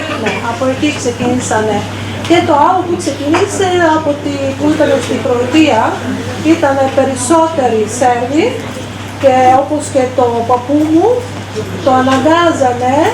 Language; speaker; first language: Greek; non-native, fluent; Serbian